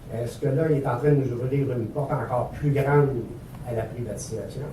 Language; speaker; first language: French; native; French